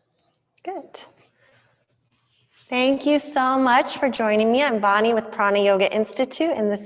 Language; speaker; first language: English; native; English